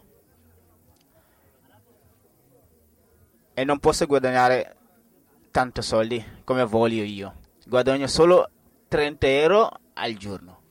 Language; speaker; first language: Italian; non-native, learner; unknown